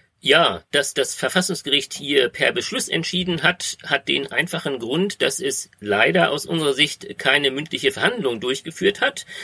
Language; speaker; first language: German; native; German